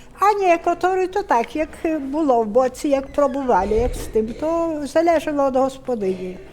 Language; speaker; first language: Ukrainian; native; Ukrainian